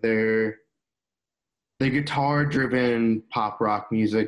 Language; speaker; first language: English; native; English